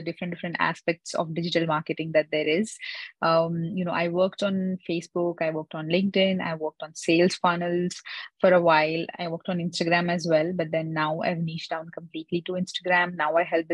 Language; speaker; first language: English; non-native, local second language; Hindi